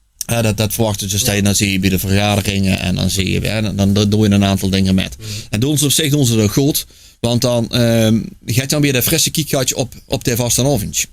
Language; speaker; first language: Dutch; native; Dutch